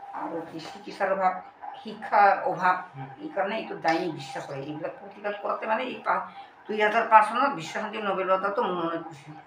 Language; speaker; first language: Assamese; non-native, local second language; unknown